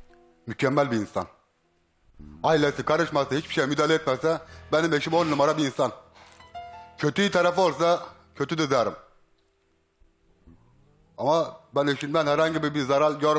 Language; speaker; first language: Turkish; native; Turkish